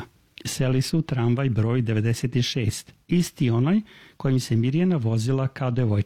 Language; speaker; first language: Serbian; native; Serbian